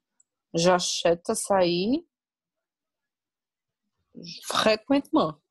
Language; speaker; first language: French; non-native, learner; Portuguese